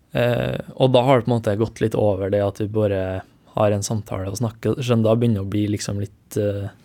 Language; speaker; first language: Norwegian; native; Norwegian